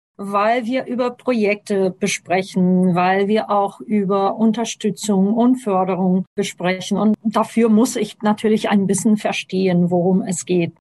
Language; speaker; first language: German; non-native, fluent; Portuguese